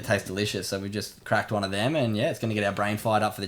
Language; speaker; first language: English; native; English